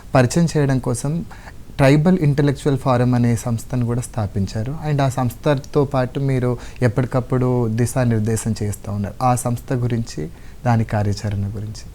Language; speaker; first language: Telugu; native; Telugu